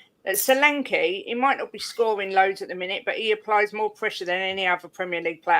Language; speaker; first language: English; native; English